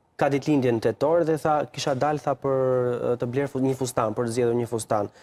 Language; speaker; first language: Albanian; native; Albanian